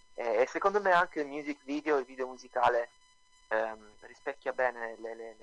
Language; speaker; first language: Italian; native; Italian